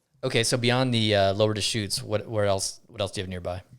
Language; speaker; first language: English; native; English